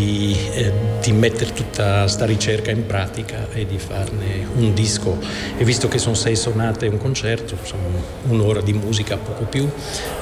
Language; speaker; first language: Italian; non-native, fluent; Dutch